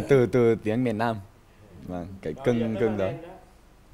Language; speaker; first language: Vietnamese; non-native, fluent; Romanian